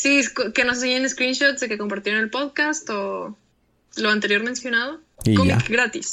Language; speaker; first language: Spanish; native; Spanish